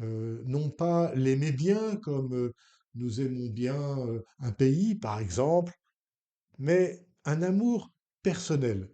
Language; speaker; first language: French; native; French